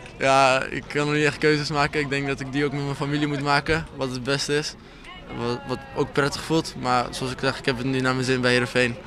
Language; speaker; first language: Dutch; early bilingual, other home language; Kurdish